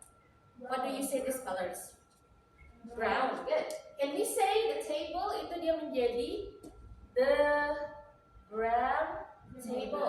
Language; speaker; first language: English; non-native, fluent; Indonesian